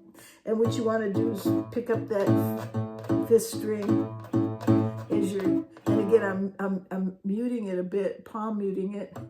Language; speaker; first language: English; native; English